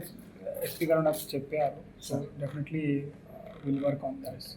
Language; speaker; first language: Telugu; non-native, fluent; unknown